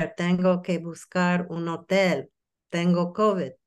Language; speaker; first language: Spanish; non-native, learner; English